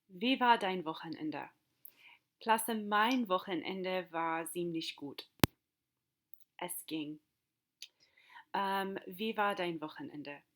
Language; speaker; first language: German; non-native, fluent; English